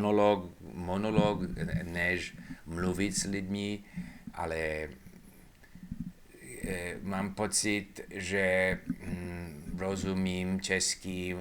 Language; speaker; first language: Czech; non-native, learner; English